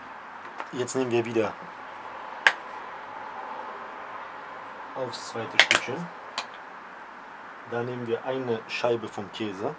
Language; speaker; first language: German; early bilingual, other home language; Polish